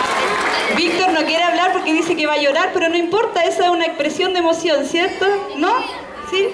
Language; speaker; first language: Spanish; native; Spanish